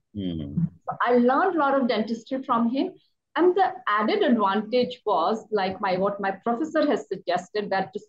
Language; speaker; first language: English; non-native, local second language; Hindi